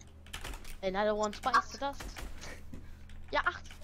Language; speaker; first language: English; non-native, learner; German